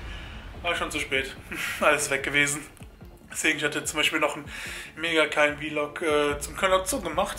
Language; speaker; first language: German; native; German